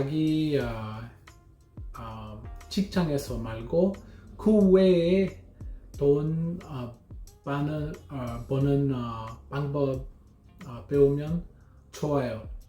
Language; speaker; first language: Korean; non-native, learner; English